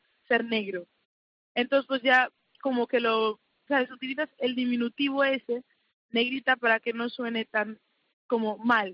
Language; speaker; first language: Spanish; early bilingual, other home language; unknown